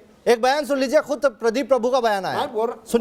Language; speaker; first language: Hindi; native; Hindi